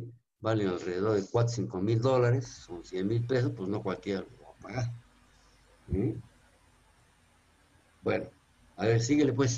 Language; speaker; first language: Spanish; native; Spanish